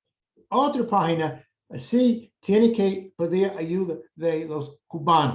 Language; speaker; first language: Spanish; non-native, fluent; English